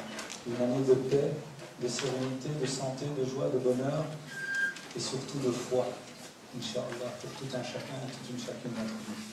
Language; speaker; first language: French; native; French